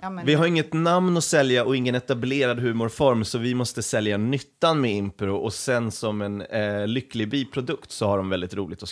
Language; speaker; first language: Swedish; native; Swedish